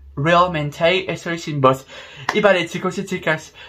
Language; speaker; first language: Spanish; non-native, learner; French